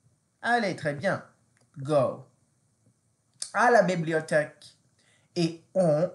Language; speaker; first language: French; non-native, fluent; English